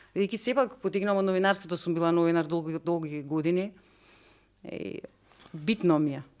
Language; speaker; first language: Macedonian; native; Macedonian